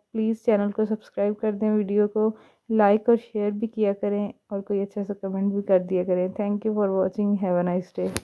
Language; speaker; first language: Urdu; native; Urdu